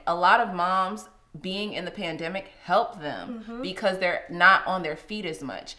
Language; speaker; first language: English; native; English